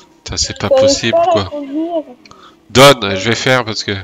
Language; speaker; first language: French; native; French